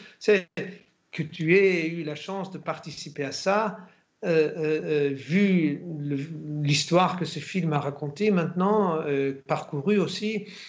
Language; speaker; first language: French; non-native, fluent; German